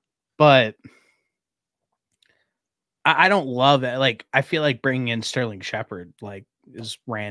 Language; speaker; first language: English; native; English